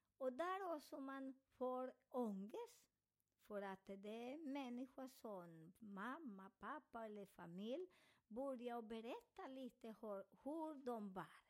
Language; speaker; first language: Swedish; non-native, learner; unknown